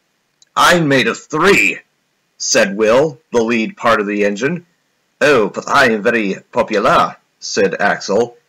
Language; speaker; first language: English; native; English